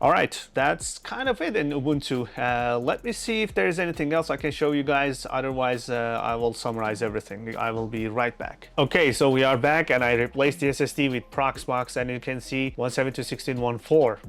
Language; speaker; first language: English; non-native, fluent; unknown